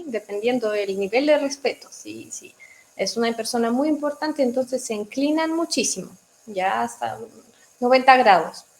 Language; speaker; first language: Spanish; non-native, fluent; Russian